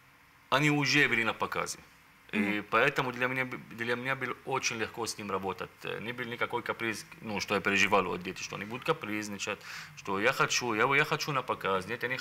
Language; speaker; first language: Russian; non-native, learner; Arabic